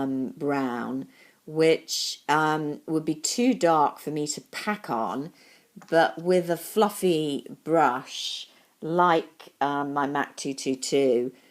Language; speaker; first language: English; native; English